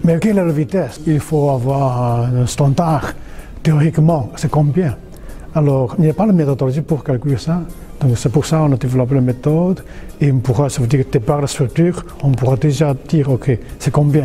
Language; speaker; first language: French; non-native, fluent; Chinese